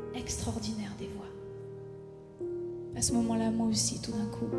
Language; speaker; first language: French; native; French